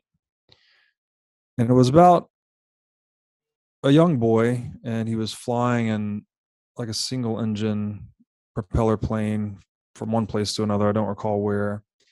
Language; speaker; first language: English; native; English